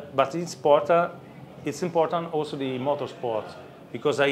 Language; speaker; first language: English; non-native, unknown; Italian